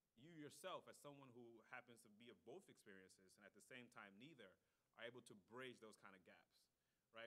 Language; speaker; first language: English; native; English